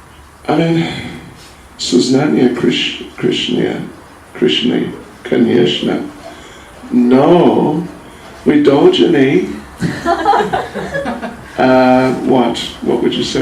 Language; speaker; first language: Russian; non-native, learner; English